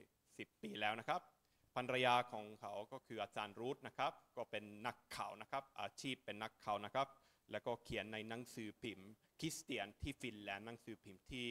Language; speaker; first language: Thai; non-native, fluent; Finnish